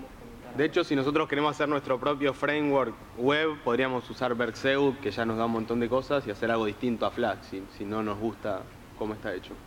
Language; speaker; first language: Spanish; native; Spanish